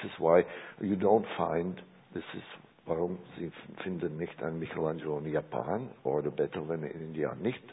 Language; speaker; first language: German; non-native, learner; Czech